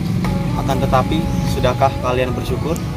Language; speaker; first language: Indonesian; native; Indonesian